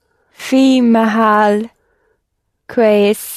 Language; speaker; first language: Arabic; non-native, learner; English